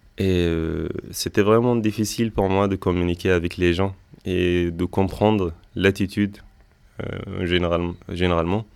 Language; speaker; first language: French; non-native, fluent; Arabic